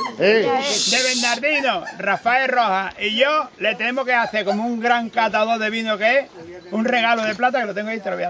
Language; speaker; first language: Spanish; native; Spanish